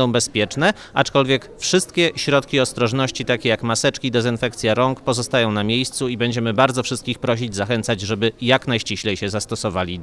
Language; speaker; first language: Polish; native; Polish